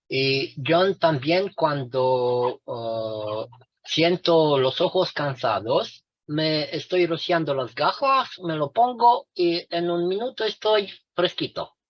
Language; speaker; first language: Spanish; non-native, fluent; Romanian